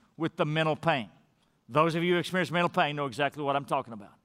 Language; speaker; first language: English; native; English